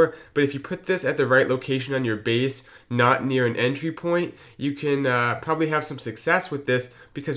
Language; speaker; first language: English; native; English